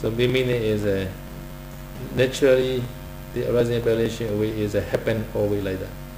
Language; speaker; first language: English; non-native, learner; Burmese